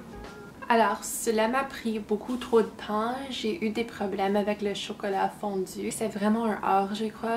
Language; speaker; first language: French; early bilingual, heritage; English